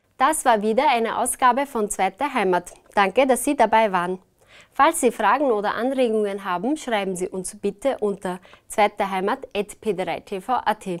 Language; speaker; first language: German; native; German